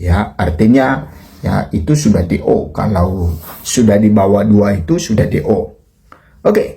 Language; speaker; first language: Indonesian; native; Indonesian